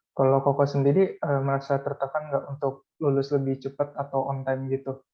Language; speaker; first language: Indonesian; native; Indonesian